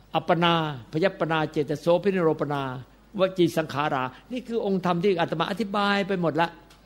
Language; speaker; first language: Thai; native; Thai